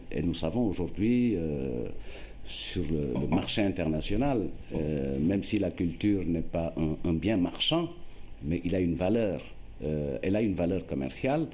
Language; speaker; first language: French; non-native, local second language; Wolof